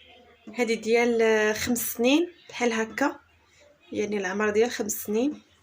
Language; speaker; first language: Arabic; native; Arabic